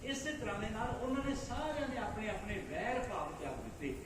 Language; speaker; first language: Hindi; non-native, local second language; Punjabi